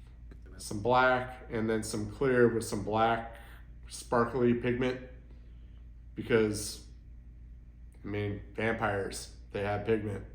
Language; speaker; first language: English; native; English